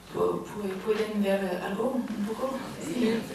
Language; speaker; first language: Spanish; non-native, learner; French